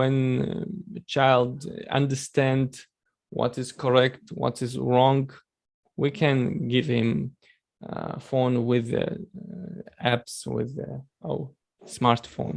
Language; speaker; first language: English; non-native, learner; Chechen